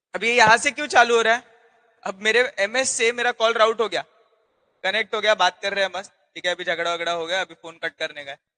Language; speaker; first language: Hindi; non-native, local second language; Marathi